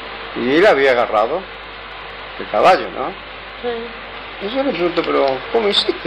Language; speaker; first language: Spanish; native; Spanish